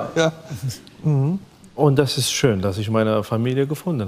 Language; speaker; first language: German; non-native, fluent; Arabic